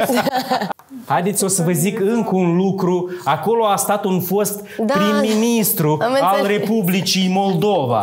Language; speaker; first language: Romanian; native; Romanian